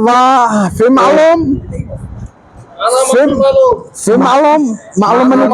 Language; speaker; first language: Arabic; non-native, learner; Bangla